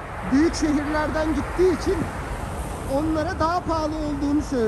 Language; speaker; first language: Turkish; native; Turkish